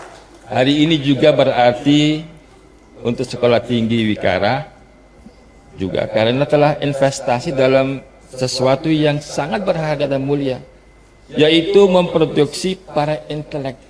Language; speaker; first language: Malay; non-native, fluent; Javanese